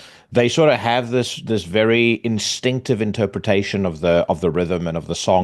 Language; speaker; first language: English; native; English